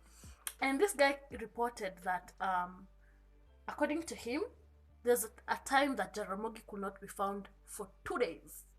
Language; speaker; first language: English; non-native, local second language; Kikuyu